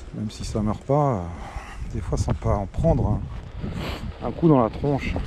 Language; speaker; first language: French; native; French